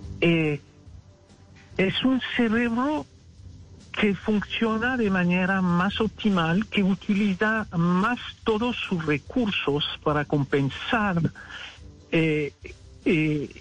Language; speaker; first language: Spanish; non-native, fluent; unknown